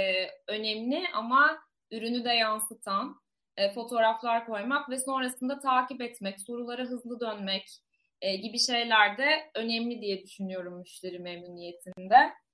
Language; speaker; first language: Turkish; native; Turkish